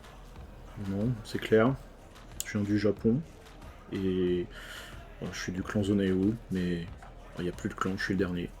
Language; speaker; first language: French; native; French